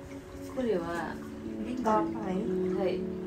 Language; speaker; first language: Japanese; non-native, learner; Nepali